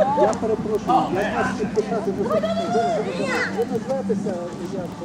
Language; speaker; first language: Ukrainian; non-native, learner; English